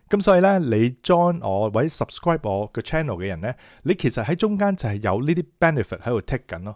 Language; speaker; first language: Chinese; non-native, local second language; Cantonese